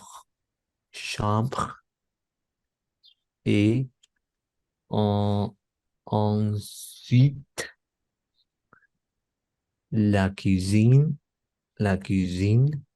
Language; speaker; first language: French; non-native, learner; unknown